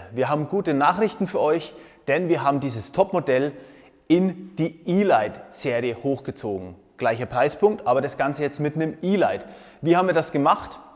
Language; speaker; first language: German; native; German